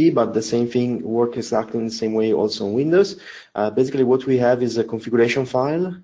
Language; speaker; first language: English; non-native, fluent; Italian